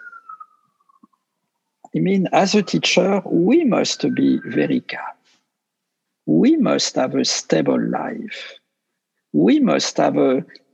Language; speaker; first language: English; non-native, fluent; French